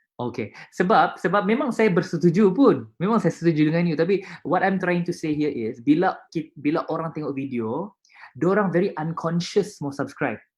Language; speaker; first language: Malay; native; Malay